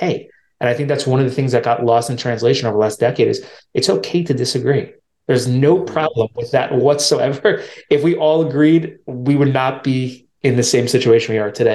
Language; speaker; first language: English; native; English